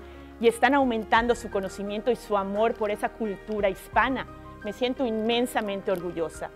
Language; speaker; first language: Spanish; native; Spanish